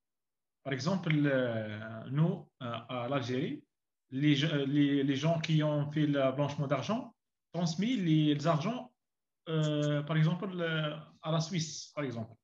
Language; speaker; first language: French; non-native, learner; Arabic